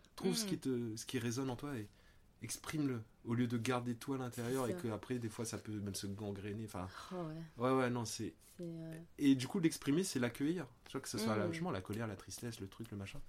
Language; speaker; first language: French; native; French